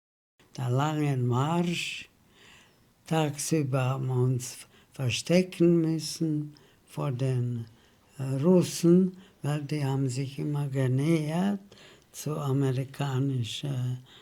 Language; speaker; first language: German; early bilingual, heritage; German